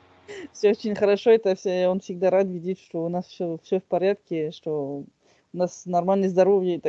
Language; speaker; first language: Russian; non-native, fluent; French